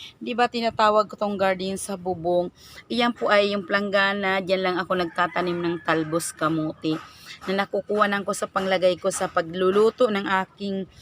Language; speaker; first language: Filipino; non-native, local second language; Bikol